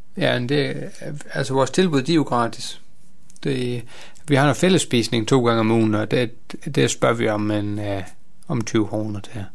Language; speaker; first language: Danish; native; Danish